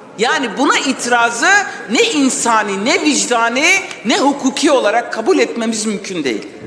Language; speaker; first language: Turkish; non-native, local second language; Kurdish